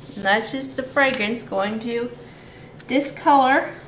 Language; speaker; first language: English; native; English